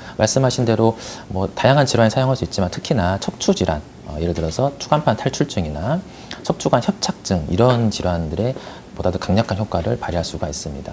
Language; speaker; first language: Korean; native; Korean